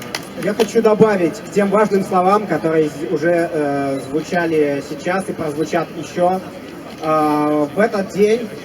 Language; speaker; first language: Russian; native; Russian